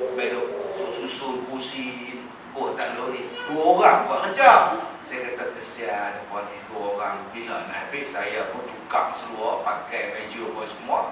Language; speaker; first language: Malay; native; Malay